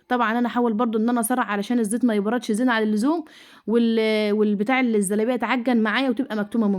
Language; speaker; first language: Arabic; native; Arabic